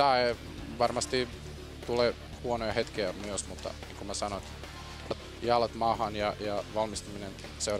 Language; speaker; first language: Finnish; non-native, fluent; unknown